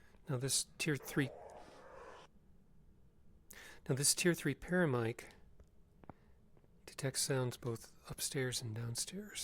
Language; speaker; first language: English; native; English